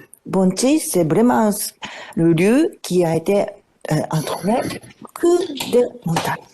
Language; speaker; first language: French; non-native, fluent; Japanese